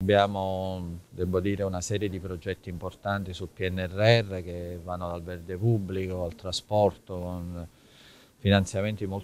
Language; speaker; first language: Italian; native; Italian